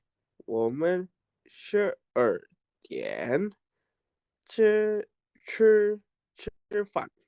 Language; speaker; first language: Chinese; non-native, learner; Indonesian